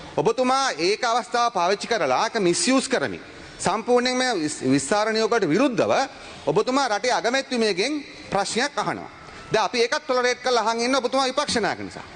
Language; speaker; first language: Sinhala; native; Sinhala